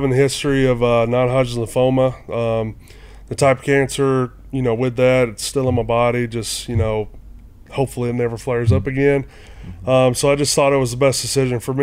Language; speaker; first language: English; native; English